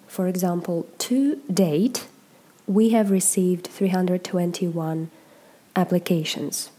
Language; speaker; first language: English; non-native, fluent; Russian